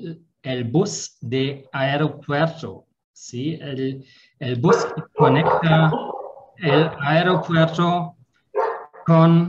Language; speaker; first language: Spanish; non-native, fluent; German